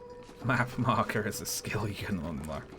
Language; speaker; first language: English; native; English